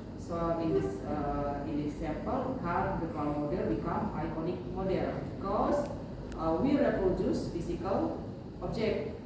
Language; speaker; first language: English; non-native, learner; Indonesian